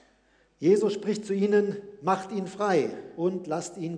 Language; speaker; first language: German; native; German